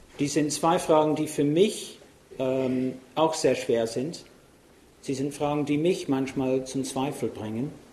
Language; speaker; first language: German; non-native, fluent; English